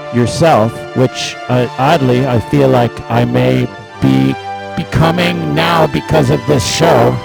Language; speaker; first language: English; native; English